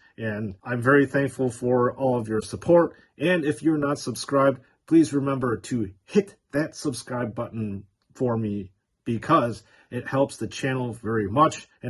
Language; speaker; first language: English; native; English